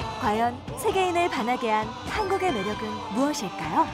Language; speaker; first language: Korean; native; Korean